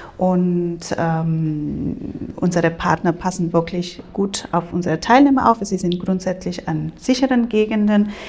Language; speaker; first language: German; non-native, fluent; Spanish